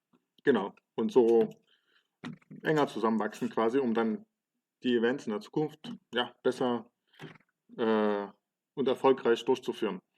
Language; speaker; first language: German; early bilingual, other home language; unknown